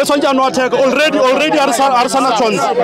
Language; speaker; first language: English; non-native, local second language; Southern Sotho